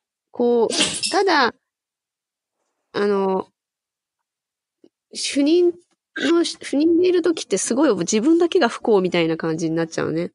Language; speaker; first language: Japanese; native; Japanese